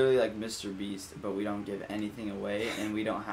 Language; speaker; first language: English; native; English